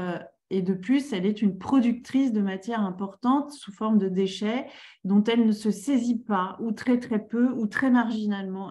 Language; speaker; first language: French; native; French